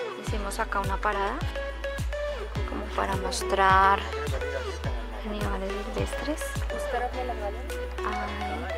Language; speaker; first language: Spanish; native; Spanish